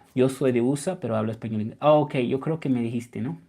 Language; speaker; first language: Spanish; non-native, fluent; English